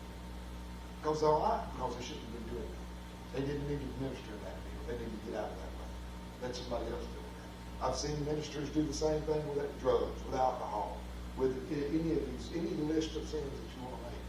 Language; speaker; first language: English; native; English